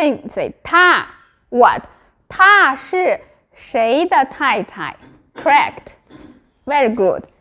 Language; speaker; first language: Chinese; non-native, learner; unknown